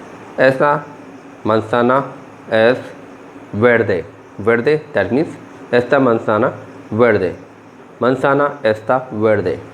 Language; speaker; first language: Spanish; non-native, learner; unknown